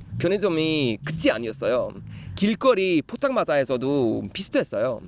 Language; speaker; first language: Korean; non-native, fluent; Swedish